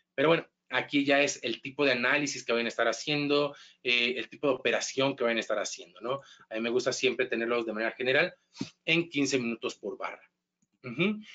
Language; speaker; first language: Spanish; native; Spanish